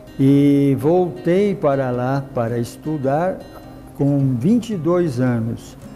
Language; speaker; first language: Portuguese; early bilingual, other home language; Italian